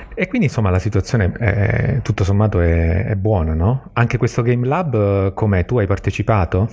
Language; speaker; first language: Italian; native; Italian